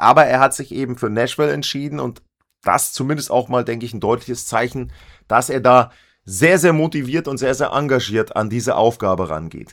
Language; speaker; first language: German; native; German